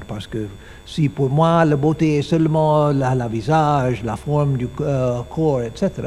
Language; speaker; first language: French; non-native, learner; English